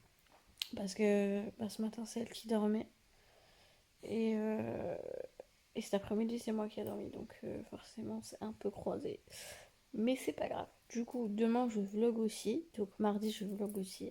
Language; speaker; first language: French; native; French